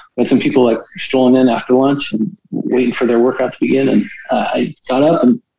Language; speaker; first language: English; native; English